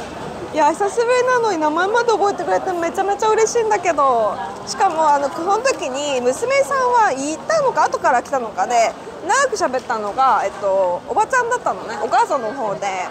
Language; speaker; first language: Japanese; native; Japanese